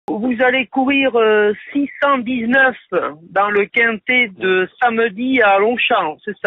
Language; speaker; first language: French; native; French